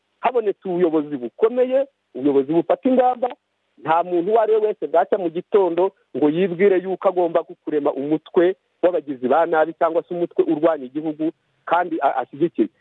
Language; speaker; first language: Kinyarwanda; native; Kinyarwanda